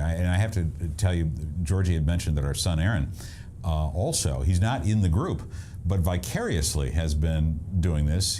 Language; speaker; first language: English; native; English